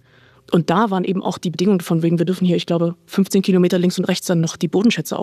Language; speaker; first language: German; native; German